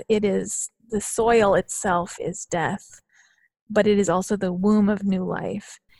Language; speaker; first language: English; native; English